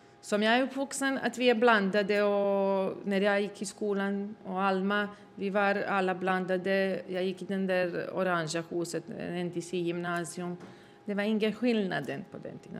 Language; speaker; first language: Swedish; non-native, fluent; Bosnian